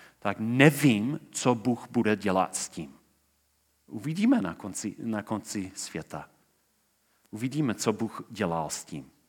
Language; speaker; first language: Czech; non-native, fluent; English